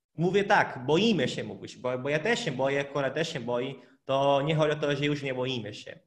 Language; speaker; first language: Polish; non-native, fluent; Portuguese